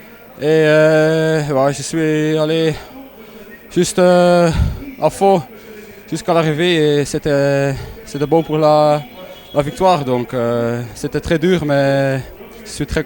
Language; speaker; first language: French; non-native, local second language; Dutch